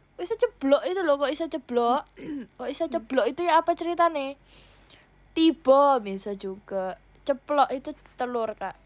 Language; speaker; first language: Indonesian; native; Indonesian